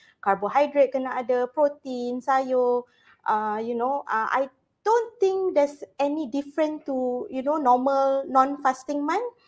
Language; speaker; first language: English; non-native, local second language; Malay